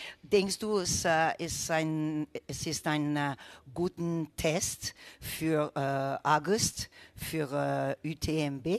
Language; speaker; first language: German; non-native, learner; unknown